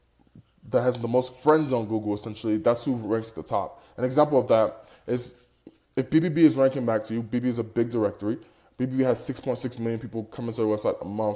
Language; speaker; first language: English; native; English